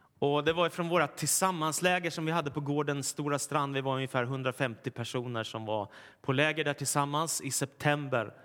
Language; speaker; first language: Swedish; native; Swedish